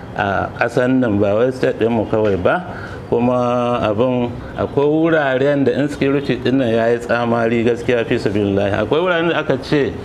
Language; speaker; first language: Hausa; native; Hausa